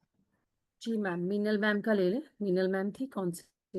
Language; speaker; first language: Hindi; native; Hindi